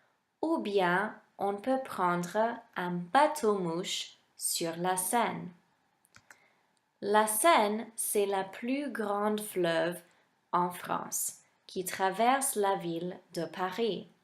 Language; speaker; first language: French; non-native, fluent; English